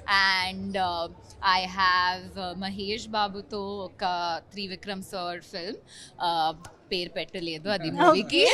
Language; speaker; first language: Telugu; non-native, learner; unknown